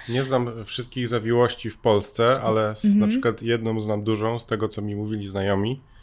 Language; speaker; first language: Polish; native; Polish